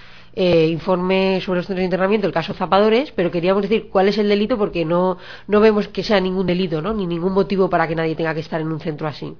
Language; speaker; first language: Spanish; native; Spanish